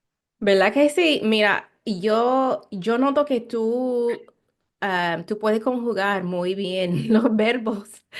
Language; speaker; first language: Spanish; non-native, learner; English